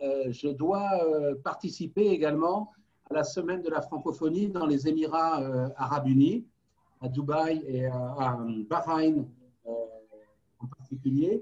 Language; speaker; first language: French; native; French